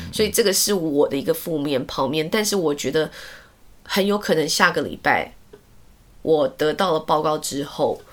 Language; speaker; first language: Chinese; early bilingual, heritage; Chinese